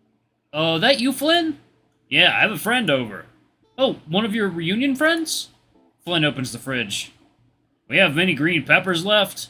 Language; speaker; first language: English; native; English